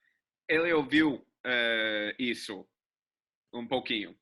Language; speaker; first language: Portuguese; non-native, learner; English